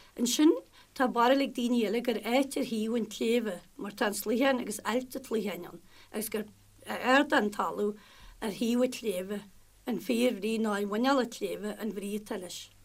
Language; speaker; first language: Irish; native; Irish